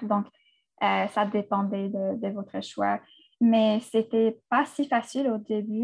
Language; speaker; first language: French; non-native, fluent; English